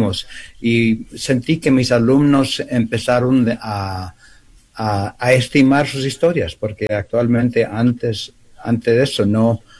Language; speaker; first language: Spanish; early bilingual, heritage; Spanish